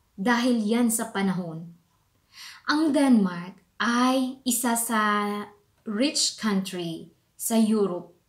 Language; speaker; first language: Filipino; native; Filipino